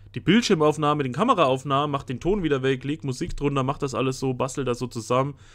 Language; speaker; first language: German; native; German